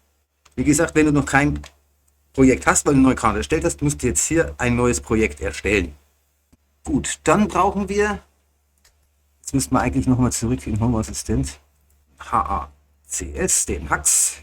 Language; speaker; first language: German; native; German